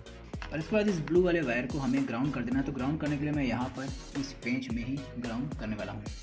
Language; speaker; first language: Hindi; native; Hindi